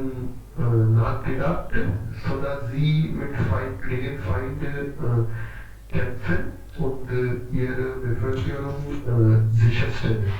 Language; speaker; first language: German; non-native, learner; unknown